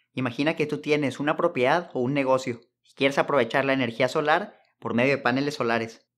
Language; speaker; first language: Spanish; native; Spanish